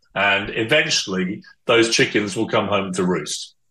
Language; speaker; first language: English; native; English